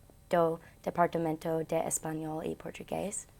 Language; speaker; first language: Portuguese; non-native, learner; English